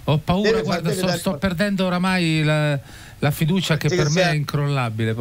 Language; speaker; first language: Italian; native; Italian